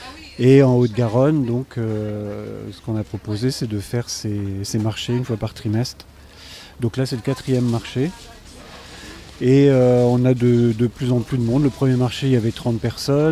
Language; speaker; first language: French; native; French